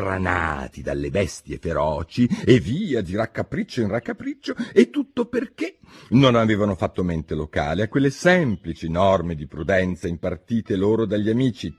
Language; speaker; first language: Italian; native; Italian